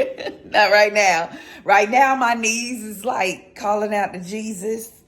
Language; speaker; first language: English; native; English